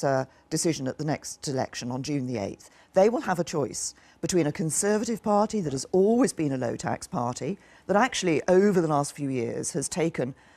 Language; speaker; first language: English; native; English